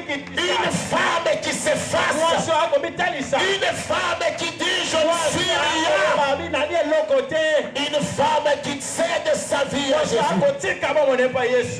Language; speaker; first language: French; non-native, local second language; Lingala